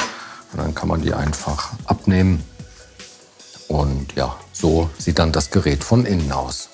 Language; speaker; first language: German; native; German